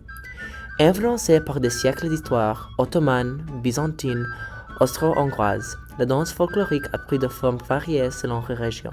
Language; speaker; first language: French; native; French